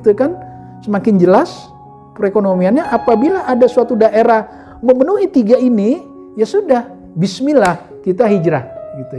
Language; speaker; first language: Indonesian; native; Indonesian